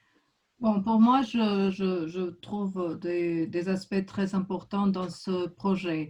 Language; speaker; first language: French; non-native, fluent; Portuguese